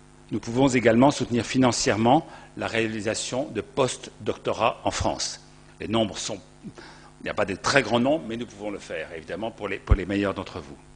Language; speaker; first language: French; native; French